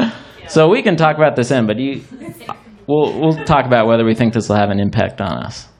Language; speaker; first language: English; native; English